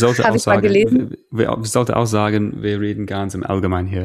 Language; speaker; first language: German; non-native, fluent; English